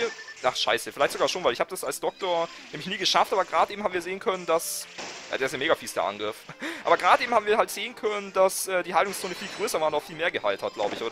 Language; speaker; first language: German; native; German